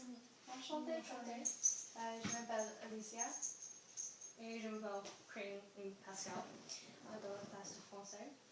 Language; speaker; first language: French; non-native, learner; English